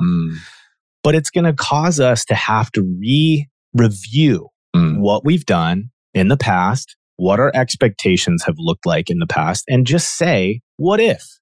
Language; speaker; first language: English; native; English